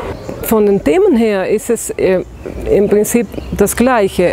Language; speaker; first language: German; non-native, fluent; Spanish